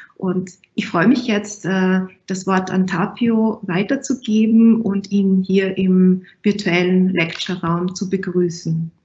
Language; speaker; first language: German; native; German